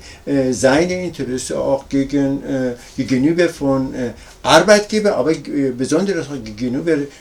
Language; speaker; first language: German; non-native, learner; Persian